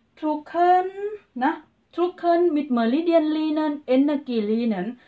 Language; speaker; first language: German; non-native, learner; Thai